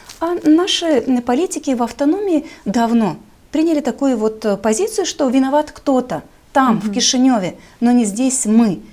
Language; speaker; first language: Russian; non-native, local second language; Gagauz